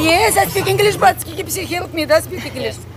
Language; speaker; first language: English; non-native, learner; Russian